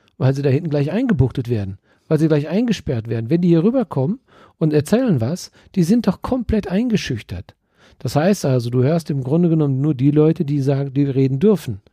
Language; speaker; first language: German; native; German